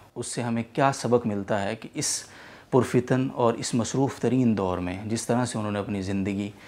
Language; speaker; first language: Urdu; native; Urdu